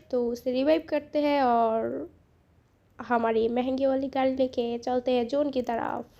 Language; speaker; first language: Hindi; non-native, fluent; Bangla